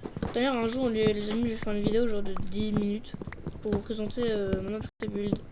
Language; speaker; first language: French; native; French